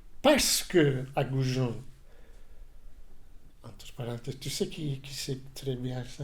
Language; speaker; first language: French; non-native, learner; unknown